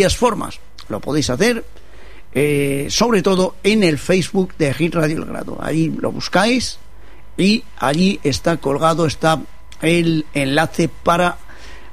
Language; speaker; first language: Spanish; non-native, local second language; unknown